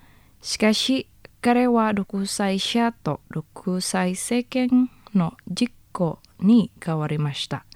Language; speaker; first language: Japanese; non-native, learner; Indonesian